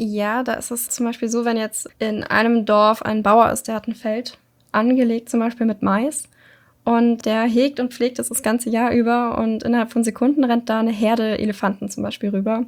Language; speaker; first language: German; native; German